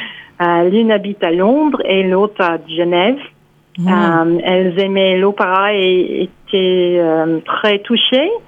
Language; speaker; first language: French; non-native, fluent; English